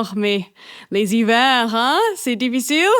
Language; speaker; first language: French; non-native, fluent; English